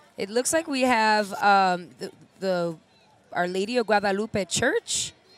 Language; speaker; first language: English; early bilingual, other home language; Spanish